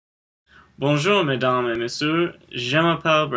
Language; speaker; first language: French; non-native, learner; English